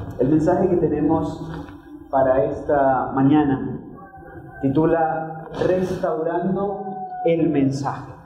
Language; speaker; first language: Spanish; native; Spanish